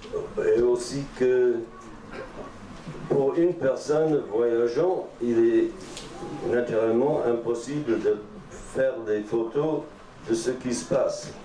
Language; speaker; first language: French; non-native, fluent; English